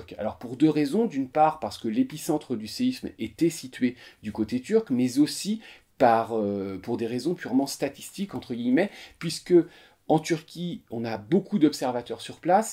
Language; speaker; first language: French; native; French